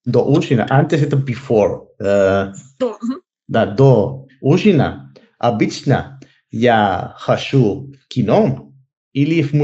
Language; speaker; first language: Russian; non-native, learner; Spanish